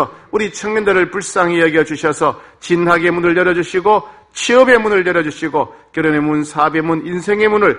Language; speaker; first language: Korean; native; Korean